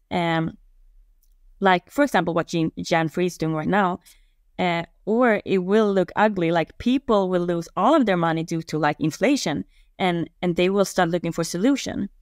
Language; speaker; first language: English; non-native, fluent; Swedish